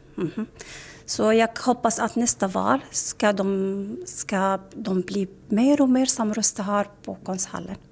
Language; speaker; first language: Swedish; non-native, learner; Arabic